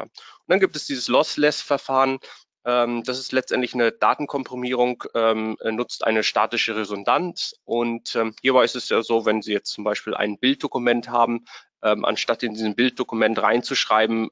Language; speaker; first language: German; native; German